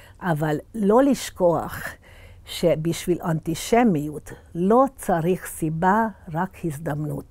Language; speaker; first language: Hebrew; early bilingual, other home language; Hungarian